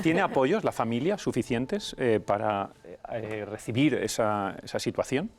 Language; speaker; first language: Spanish; native; Spanish